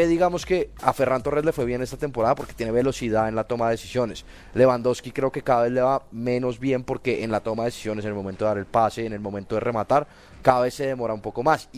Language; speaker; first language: Spanish; native; Spanish